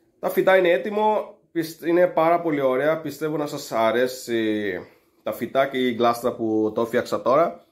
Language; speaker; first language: Greek; non-native, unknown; Bangla